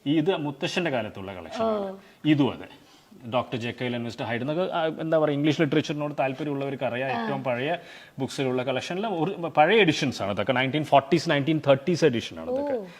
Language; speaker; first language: Malayalam; non-native, local second language; Kannada